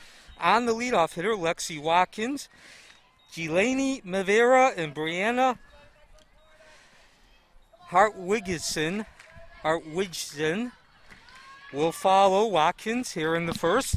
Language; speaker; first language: English; native; English